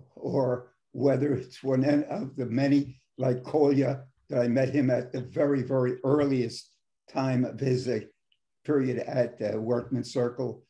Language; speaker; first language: English; native; English